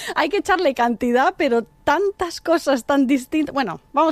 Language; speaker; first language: Spanish; native; Spanish